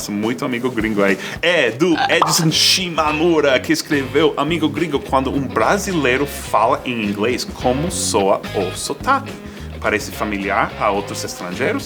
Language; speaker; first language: Portuguese; non-native, fluent; English